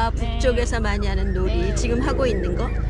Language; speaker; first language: Korean; native; Korean